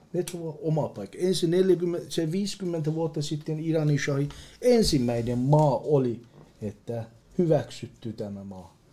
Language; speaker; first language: Finnish; non-native, learner; Persian